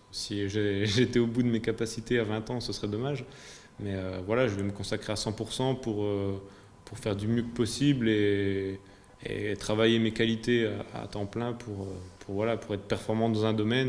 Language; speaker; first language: French; native; French